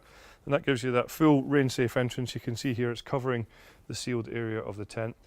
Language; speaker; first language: English; native; English